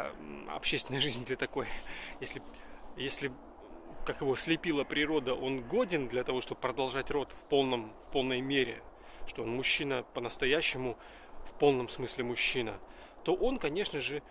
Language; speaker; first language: Russian; native; Russian